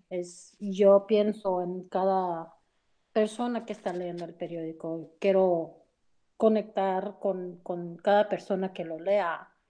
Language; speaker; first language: Spanish; early bilingual, heritage; Spanish